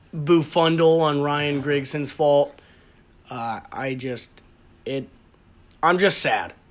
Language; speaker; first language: English; native; English